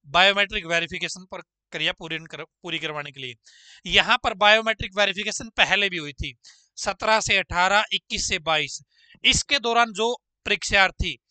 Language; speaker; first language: Hindi; native; Hindi